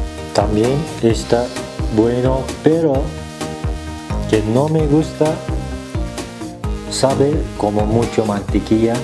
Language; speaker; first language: Spanish; non-native, learner; Turkish